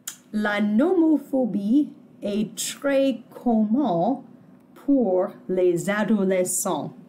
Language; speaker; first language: French; non-native, fluent; English